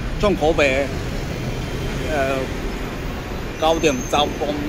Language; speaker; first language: Vietnamese; non-native, learner; Japanese